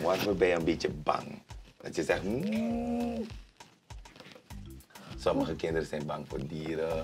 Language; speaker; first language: Dutch; native; Dutch